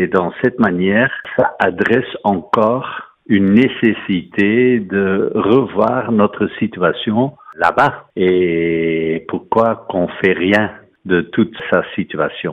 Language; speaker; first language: French; non-native, fluent; Dutch